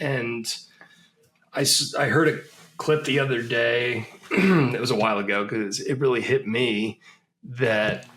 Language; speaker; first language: English; native; English